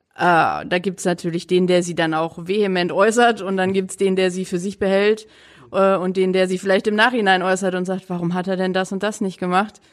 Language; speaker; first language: German; native; German